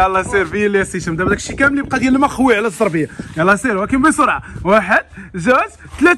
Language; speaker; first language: Arabic; native; Arabic